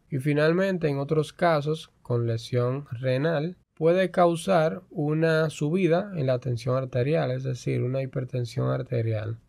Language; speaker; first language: Spanish; native; Spanish